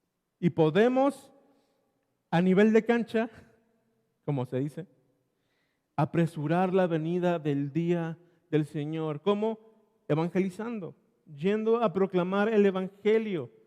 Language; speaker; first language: Spanish; native; Spanish